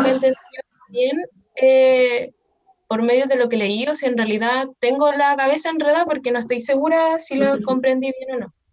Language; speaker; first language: Spanish; native; Spanish